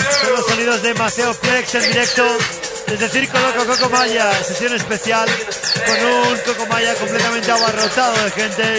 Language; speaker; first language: Spanish; native; Spanish